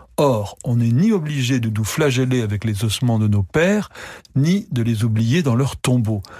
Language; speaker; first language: French; native; French